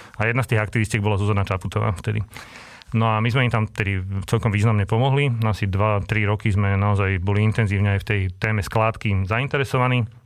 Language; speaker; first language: Slovak; native; Slovak